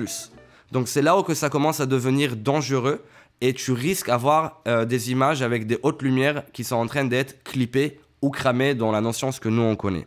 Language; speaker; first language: French; native; French